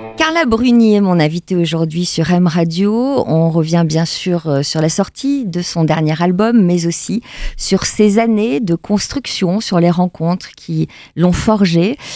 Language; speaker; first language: French; native; French